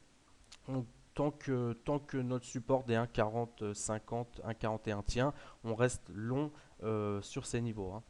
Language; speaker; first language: French; native; French